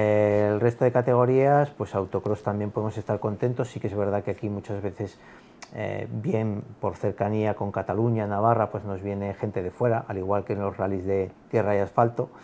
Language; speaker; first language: Spanish; native; Spanish